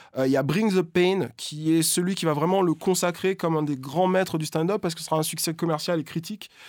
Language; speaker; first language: French; native; French